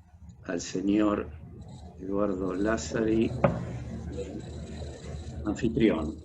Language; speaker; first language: Spanish; native; Spanish